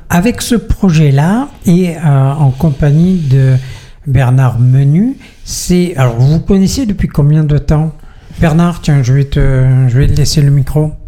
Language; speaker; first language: French; native; French